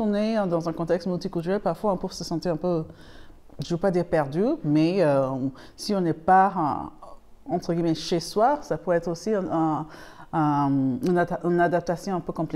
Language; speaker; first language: French; non-native, fluent; English